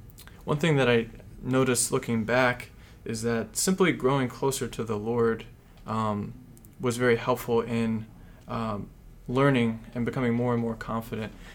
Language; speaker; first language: English; native; English